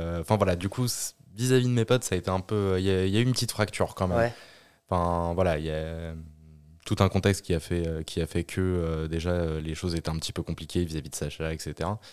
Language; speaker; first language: French; native; French